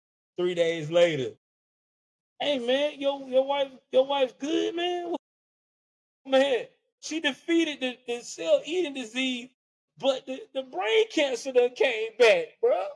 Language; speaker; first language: English; native; English